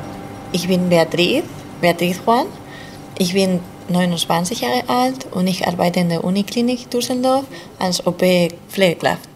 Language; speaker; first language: German; non-native, learner; Spanish